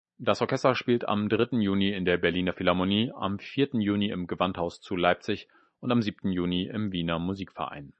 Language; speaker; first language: German; native; German